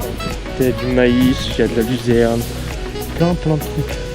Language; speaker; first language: French; native; French